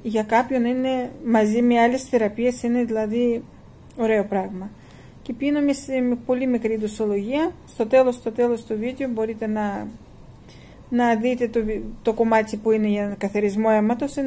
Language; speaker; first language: Greek; non-native, fluent; Russian